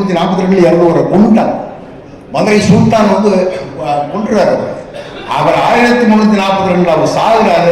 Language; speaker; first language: Tamil; native; Tamil